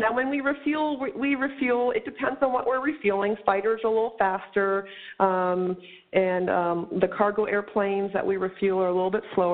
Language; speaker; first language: English; native; English